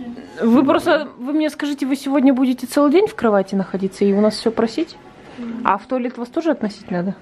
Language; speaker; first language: Russian; native; Russian